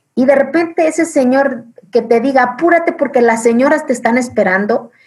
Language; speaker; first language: Spanish; early bilingual, other home language; Zapotec